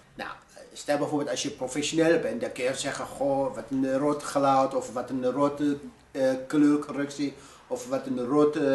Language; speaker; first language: Dutch; non-native, fluent; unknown